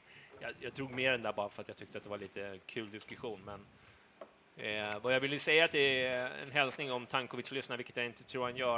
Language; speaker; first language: Swedish; native; Swedish